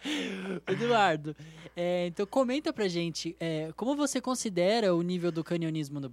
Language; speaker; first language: Portuguese; native; Portuguese